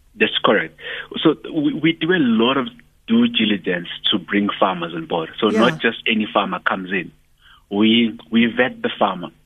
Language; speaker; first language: English; non-native, local second language; Zulu